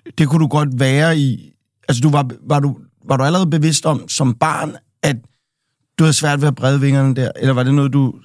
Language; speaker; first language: Danish; native; Danish